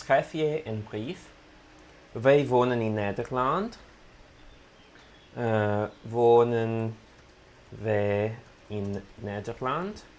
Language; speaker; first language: Dutch; non-native, fluent; Italian